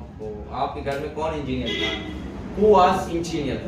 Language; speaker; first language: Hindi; native; Hindi